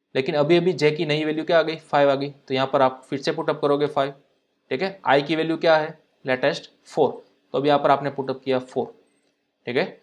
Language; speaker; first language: Hindi; non-native, local second language; Gujarati